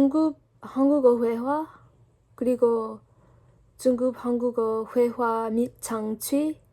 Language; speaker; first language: Korean; non-native, learner; English